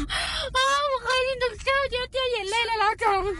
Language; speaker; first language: Chinese; non-native, fluent; Lao